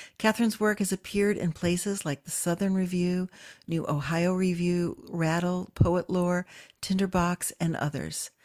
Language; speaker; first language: English; native; English